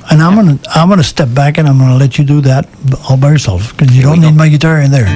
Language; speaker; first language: English; early bilingual, other home language; French